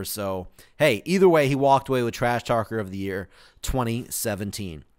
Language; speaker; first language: English; native; English